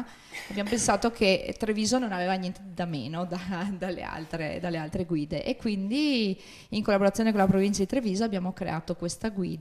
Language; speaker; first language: Italian; native; Italian